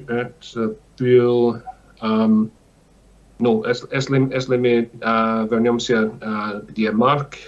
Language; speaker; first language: Russian; non-native, learner; English